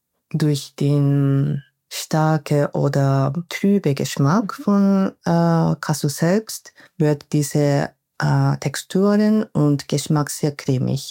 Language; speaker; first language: German; non-native, fluent; Japanese